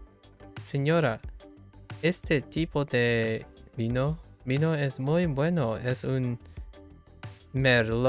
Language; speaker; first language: Spanish; non-native, learner; English